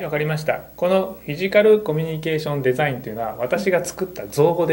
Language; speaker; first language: Japanese; native; Japanese